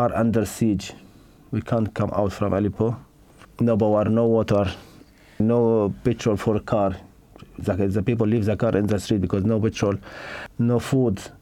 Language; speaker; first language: English; non-native, learner; Arabic